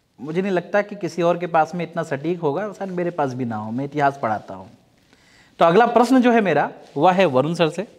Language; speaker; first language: Hindi; native; Hindi